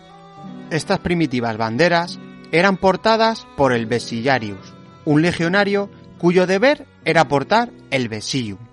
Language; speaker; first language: Spanish; native; Spanish